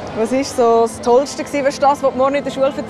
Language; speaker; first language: German; native; German